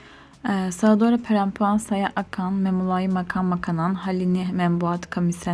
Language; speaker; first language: Indonesian; non-native, learner; Turkish